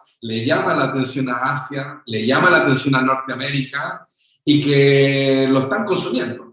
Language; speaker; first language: Spanish; native; Spanish